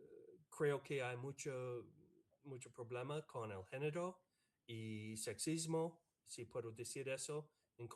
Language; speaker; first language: Spanish; non-native, fluent; English